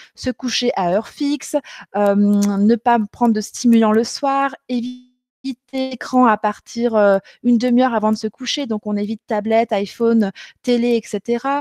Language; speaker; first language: French; native; French